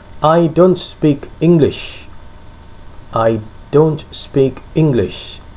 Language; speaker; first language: English; non-native, fluent; Indonesian